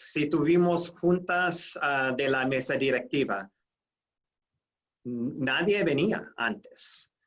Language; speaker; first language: Spanish; non-native, fluent; English